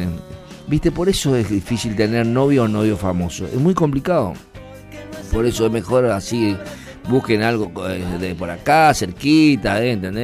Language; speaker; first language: Spanish; native; Spanish